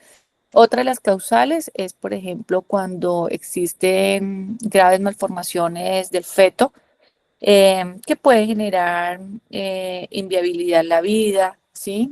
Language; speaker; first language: Spanish; native; Spanish